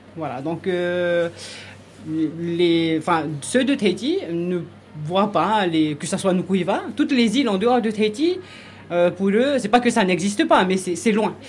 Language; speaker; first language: French; native; French